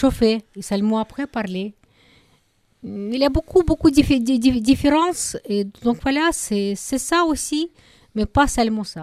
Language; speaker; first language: French; non-native, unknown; Russian